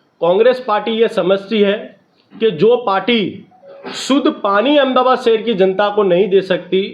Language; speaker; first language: Hindi; non-native, local second language; Gujarati